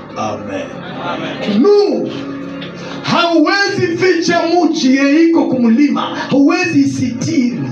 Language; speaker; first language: Swahili; non-native, local second language; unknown